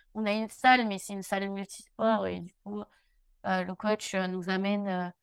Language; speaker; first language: French; native; French